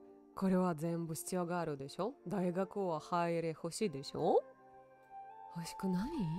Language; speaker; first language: Japanese; non-native, learner; Russian